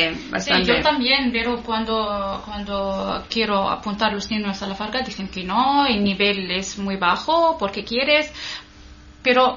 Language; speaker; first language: Spanish; non-native, learner; Arabic